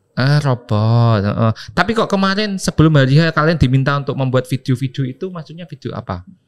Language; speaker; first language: Indonesian; native; Indonesian